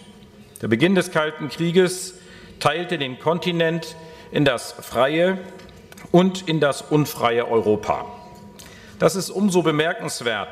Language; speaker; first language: German; native; German